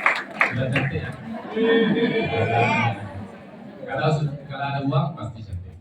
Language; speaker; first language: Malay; non-native, local second language; Chinese